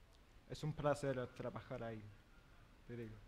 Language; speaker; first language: Spanish; non-native, learner; English